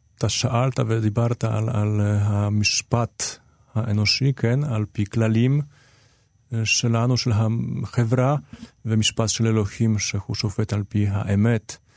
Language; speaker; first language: Hebrew; non-native, fluent; Polish